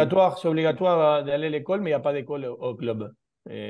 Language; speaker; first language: French; non-native, fluent; Spanish